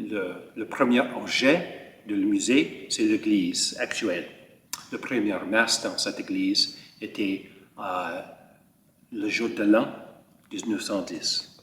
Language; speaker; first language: French; early bilingual, heritage; French